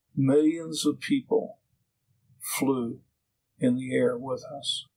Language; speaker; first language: English; native; English